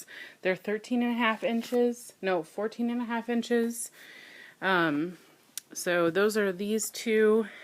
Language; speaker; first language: English; native; English